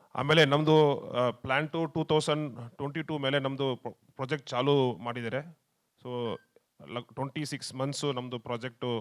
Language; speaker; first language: Kannada; non-native, learner; Tamil